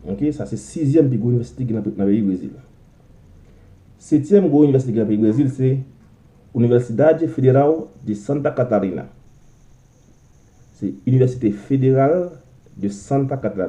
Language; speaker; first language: French; non-native, local second language; Haitian Creole